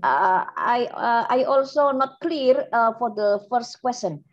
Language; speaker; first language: English; non-native, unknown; Indonesian